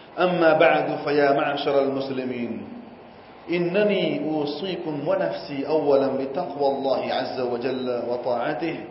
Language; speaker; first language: Arabic; non-native, fluent; Gujarati